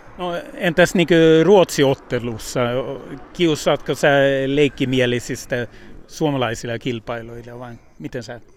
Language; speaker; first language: Finnish; early bilingual, heritage; Finnish